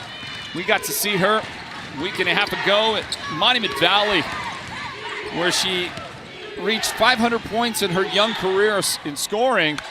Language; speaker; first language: English; native; English